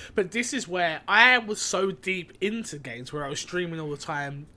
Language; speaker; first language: English; native; English